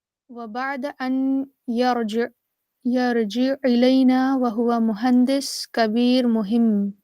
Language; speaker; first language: Arabic; non-native, learner; Urdu